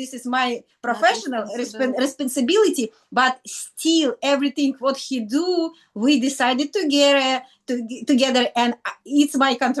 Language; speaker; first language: English; non-native, learner; Russian